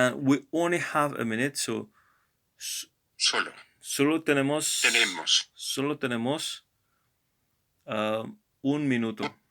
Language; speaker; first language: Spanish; non-native, learner; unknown